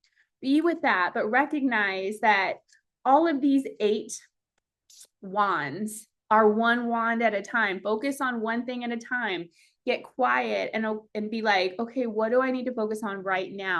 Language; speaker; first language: English; native; English